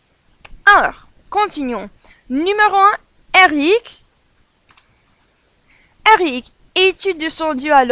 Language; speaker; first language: French; non-native, fluent; English